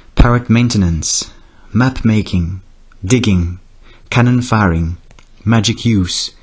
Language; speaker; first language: English; non-native, fluent; French